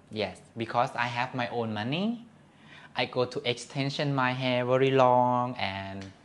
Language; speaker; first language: English; non-native, learner; Thai